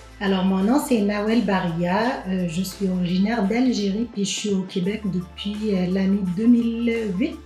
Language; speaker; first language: French; non-native, local second language; Arabic